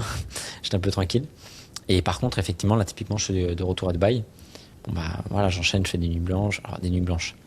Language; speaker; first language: French; native; French